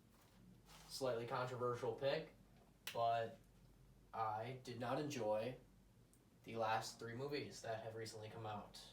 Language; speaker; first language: English; native; English